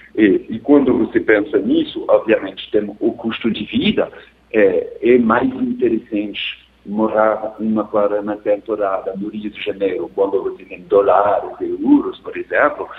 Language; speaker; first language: Portuguese; non-native, fluent; French